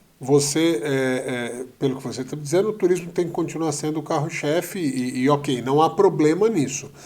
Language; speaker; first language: Portuguese; native; Portuguese